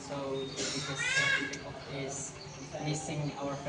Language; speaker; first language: English; non-native, learner; Indonesian